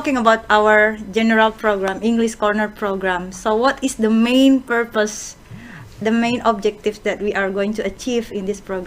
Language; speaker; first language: English; non-native, fluent; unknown